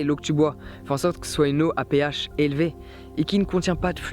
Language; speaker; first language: French; native; French